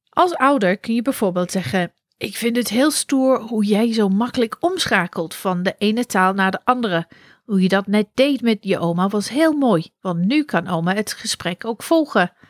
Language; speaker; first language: Dutch; non-native, fluent; English